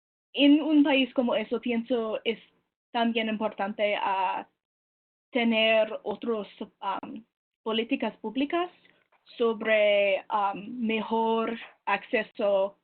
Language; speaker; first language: Spanish; non-native, learner; English